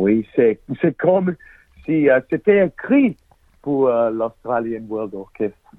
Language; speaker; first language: French; non-native, learner; English